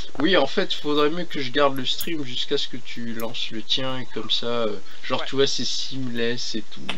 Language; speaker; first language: French; native; French